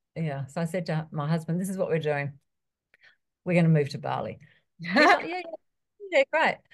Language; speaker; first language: English; native; English